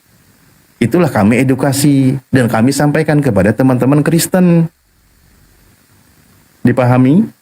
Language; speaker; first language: Indonesian; native; Indonesian